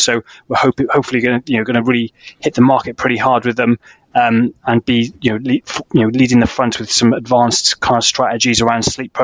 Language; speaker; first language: English; native; English